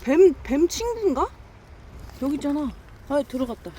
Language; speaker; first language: Korean; native; Korean